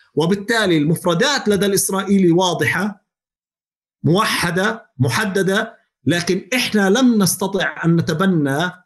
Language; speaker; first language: Arabic; native; Arabic